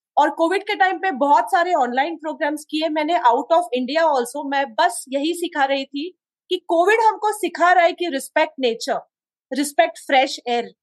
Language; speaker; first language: Hindi; non-native, local second language; Konkani